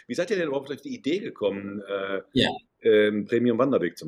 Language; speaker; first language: German; native; German